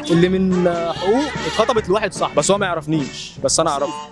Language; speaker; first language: Arabic; native; Arabic